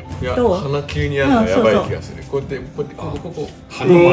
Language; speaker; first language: Japanese; native; Japanese